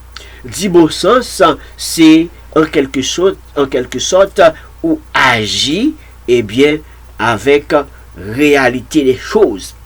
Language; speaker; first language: French; non-native, local second language; Haitian Creole